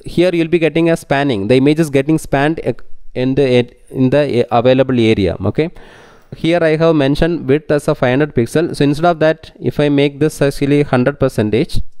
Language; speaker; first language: English; non-native, local second language; Tamil